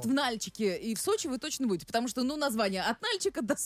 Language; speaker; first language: Russian; native; Russian